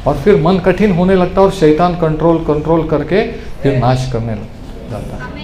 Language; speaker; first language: Hindi; non-native, local second language; Marathi